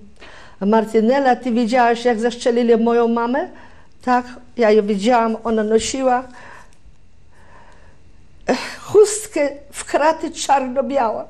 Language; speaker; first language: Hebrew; non-native, fluent; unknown